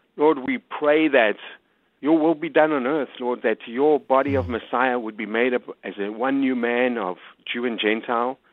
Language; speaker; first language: English; native; English